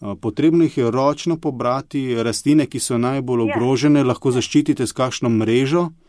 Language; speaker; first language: Slovenian; early bilingual, other home language; Bosnian